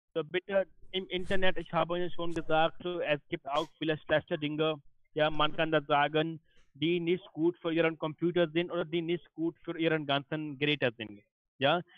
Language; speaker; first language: German; non-native, learner; Hindi